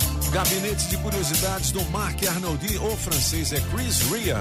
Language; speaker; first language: Portuguese; native; Portuguese